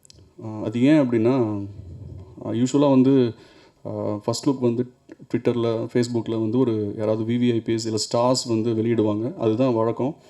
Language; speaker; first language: Tamil; native; Tamil